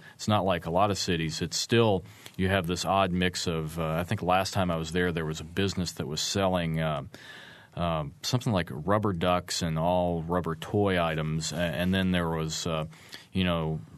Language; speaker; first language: English; native; English